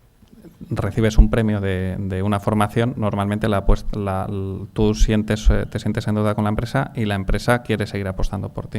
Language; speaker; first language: Spanish; native; Spanish